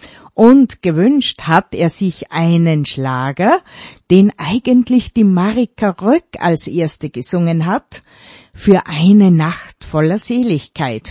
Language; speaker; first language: German; native; German